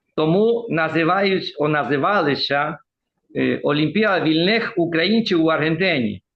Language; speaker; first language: Ukrainian; early bilingual, heritage; Ukrainian